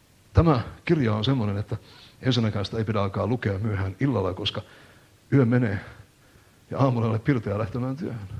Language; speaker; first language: Finnish; native; Finnish